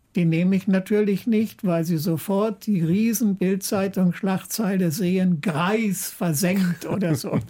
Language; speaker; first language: German; native; German